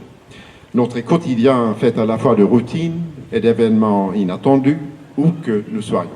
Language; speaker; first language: French; non-native, fluent; Swedish